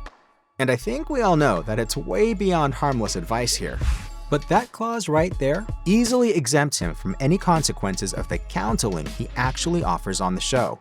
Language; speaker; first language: English; native; English